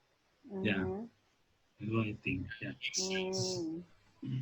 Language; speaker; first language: English; non-native, learner; Thai